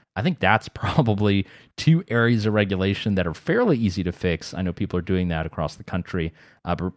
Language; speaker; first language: English; native; English